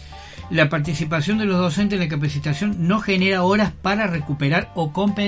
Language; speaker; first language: Spanish; native; Spanish